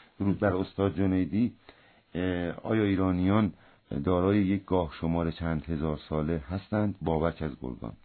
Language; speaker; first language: Persian; native; Persian